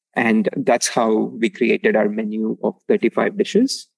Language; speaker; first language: English; non-native, local second language; Tamil